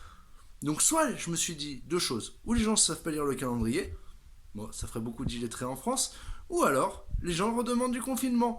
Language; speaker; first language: French; native; French